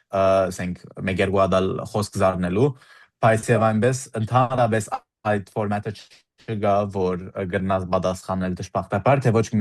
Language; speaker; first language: Armenian; early bilingual, heritage; Armenian